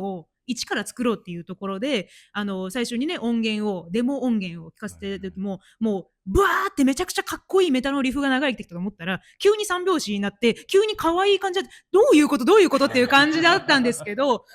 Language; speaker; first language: Japanese; native; Japanese